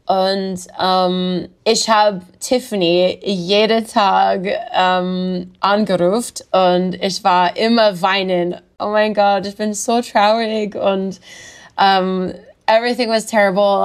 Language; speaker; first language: German; non-native, learner; English